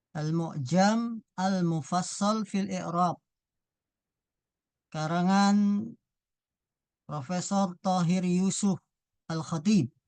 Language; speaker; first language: Arabic; non-native, fluent; Indonesian